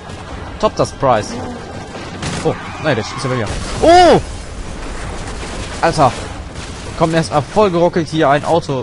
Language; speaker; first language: German; native; German